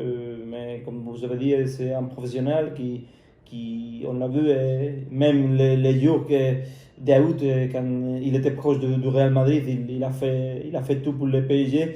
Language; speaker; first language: French; non-native, fluent; Spanish